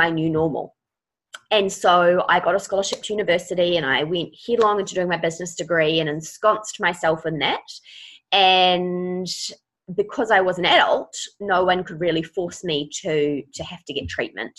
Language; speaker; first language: English; native; English